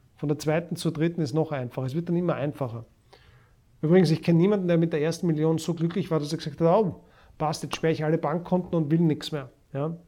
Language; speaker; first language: German; native; German